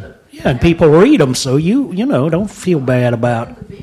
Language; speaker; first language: English; native; English